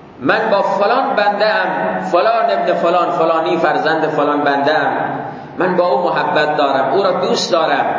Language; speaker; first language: Persian; non-native, local second language; Baluchi